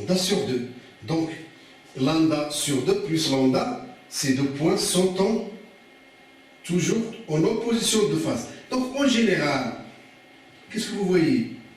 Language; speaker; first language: French; non-native, local second language; Arabic